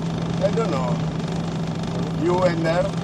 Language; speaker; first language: English; non-native, learner; Italian